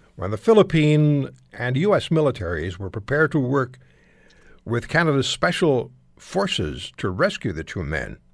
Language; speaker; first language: English; native; English